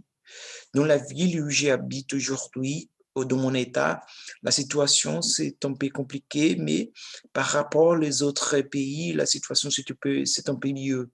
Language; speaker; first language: French; non-native, learner; Portuguese